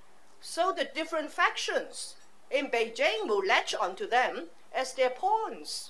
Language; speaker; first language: English; non-native, local second language; Cantonese